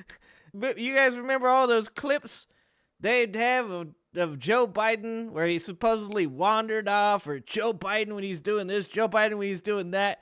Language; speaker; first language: English; native; English